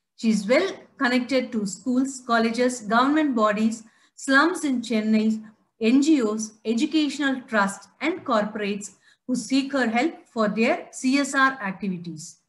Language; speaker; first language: English; non-native, local second language; Tamil